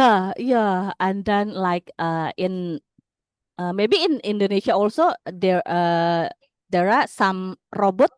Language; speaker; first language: English; non-native, learner; Indonesian